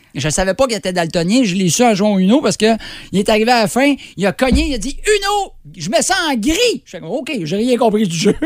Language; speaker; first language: French; native; French